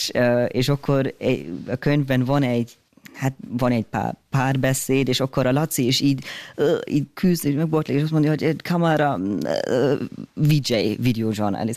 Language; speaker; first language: Hungarian; non-native, fluent; German